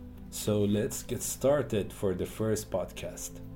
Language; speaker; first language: English; non-native, fluent; Persian